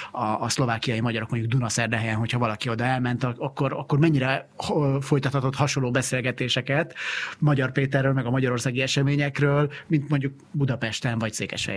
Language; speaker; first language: Hungarian; native; Hungarian